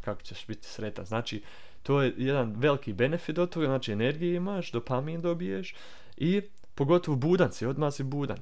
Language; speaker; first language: Croatian; early bilingual, heritage; Croatian